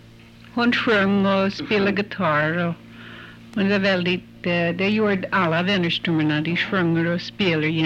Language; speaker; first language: Swedish; early bilingual, heritage; English